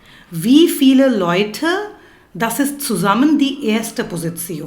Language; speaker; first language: German; non-native, fluent; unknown